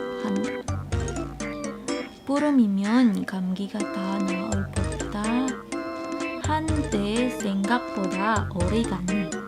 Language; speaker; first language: Korean; non-native, learner; Filipino